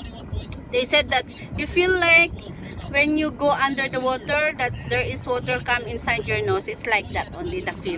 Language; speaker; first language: English; non-native, local second language; Filipino